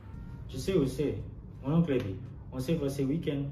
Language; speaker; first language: French; non-native, learner; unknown